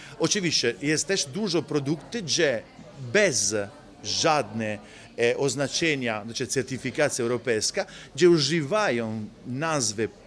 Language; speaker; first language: Polish; non-native, learner; Italian